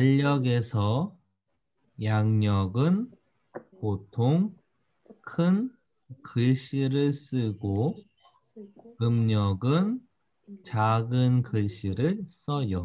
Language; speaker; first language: Korean; non-native, fluent; Russian